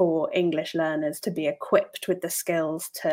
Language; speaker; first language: English; native; English